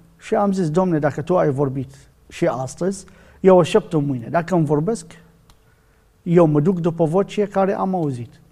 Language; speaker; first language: Romanian; non-native, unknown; Arabic